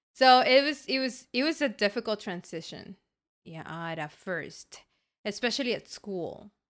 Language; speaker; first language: English; early bilingual, other home language; Spanish